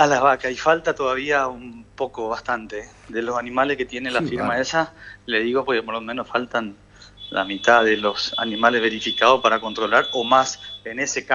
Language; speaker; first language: Spanish; native; Spanish